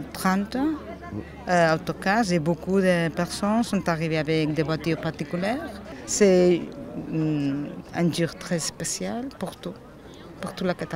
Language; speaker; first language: French; non-native, learner; Catalan